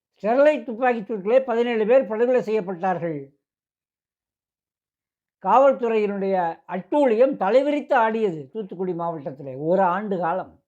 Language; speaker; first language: Tamil; native; Tamil